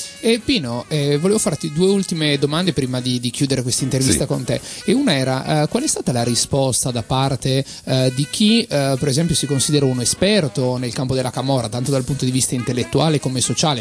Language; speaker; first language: Italian; native; Italian